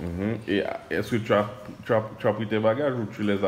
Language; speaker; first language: French; native; French